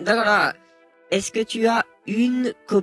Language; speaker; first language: French; non-native, fluent; Japanese